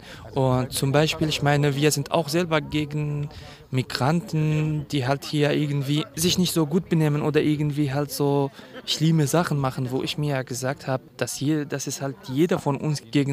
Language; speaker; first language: German; non-native, fluent; Kurdish